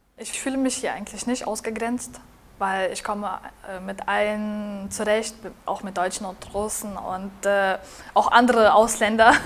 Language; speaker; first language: German; early bilingual, other home language; Russian